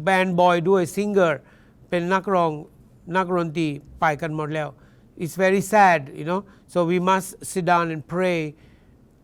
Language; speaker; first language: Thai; non-native, learner; English